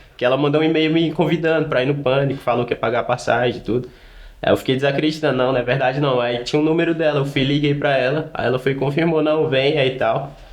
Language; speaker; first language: Portuguese; native; Portuguese